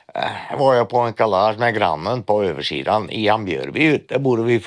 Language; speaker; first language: Swedish; non-native, fluent; Dutch